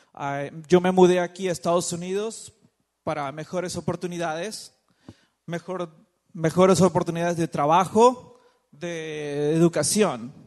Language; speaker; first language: English; non-native, fluent; Spanish